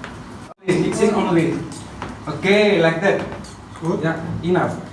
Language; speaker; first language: English; non-native, learner; Indonesian